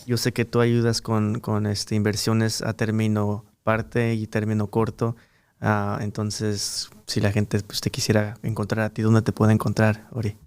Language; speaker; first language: Spanish; early bilingual, heritage; Spanish